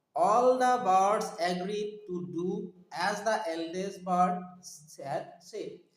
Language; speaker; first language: English; non-native, local second language; Assamese